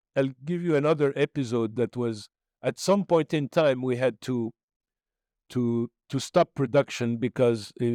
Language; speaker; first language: English; non-native, fluent; Arabic